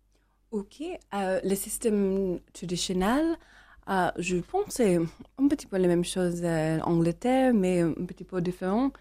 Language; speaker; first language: French; non-native, learner; English